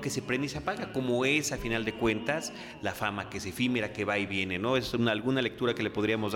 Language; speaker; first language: Spanish; native; Spanish